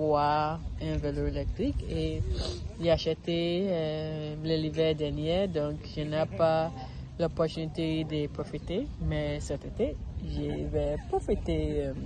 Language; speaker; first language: French; non-native, learner; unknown